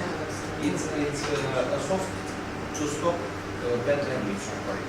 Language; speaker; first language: English; non-native, learner; Romanian